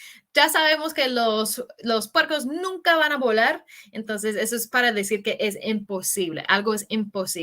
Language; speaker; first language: Spanish; non-native, fluent; English